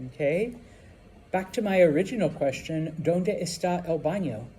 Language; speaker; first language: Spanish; non-native, fluent; English